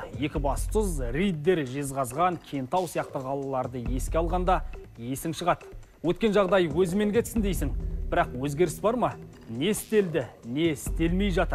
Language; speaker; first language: Kazakh; native; Kazakh